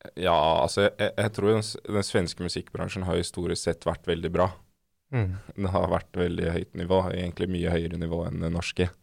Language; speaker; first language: Norwegian; native; Norwegian